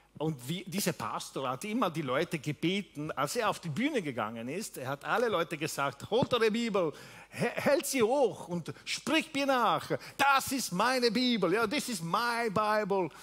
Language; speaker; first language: German; non-native, fluent; Italian